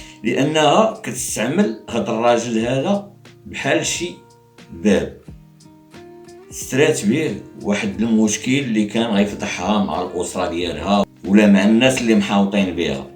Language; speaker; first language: Arabic; native; Arabic